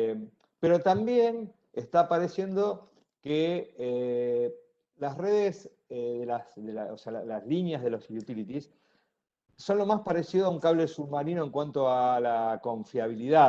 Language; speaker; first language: Spanish; native; Spanish